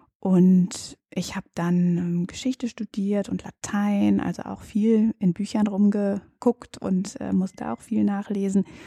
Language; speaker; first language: German; native; German